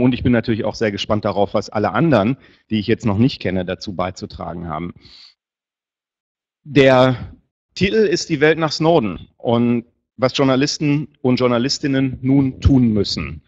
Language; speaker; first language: German; native; German